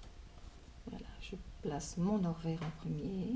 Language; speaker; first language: French; native; French